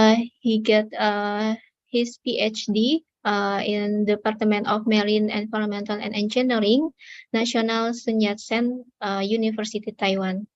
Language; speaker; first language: English; non-native, learner; Indonesian